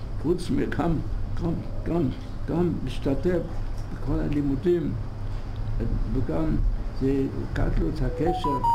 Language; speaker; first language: Hebrew; non-native, fluent; English